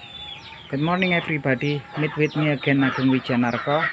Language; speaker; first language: English; non-native, learner; Indonesian